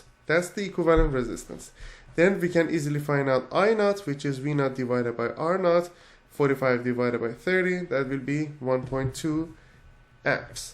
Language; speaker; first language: English; non-native, fluent; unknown